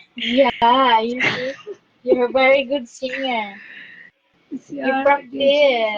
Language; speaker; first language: English; non-native, local second language; Filipino